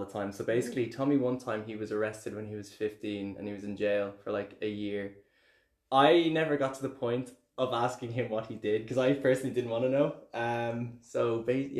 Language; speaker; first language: English; native; English